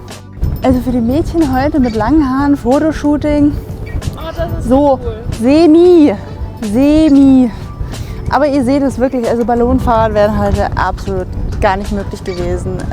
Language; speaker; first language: German; native; German